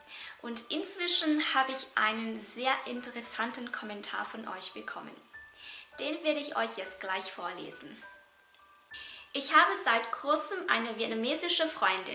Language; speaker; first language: German; non-native, fluent; Vietnamese